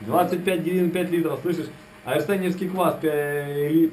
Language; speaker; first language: Russian; native; Russian